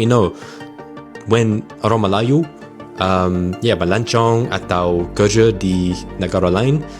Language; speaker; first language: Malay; non-native, learner; English